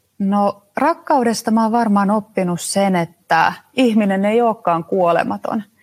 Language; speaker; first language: Finnish; native; Finnish